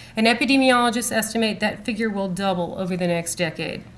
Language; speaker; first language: English; native; English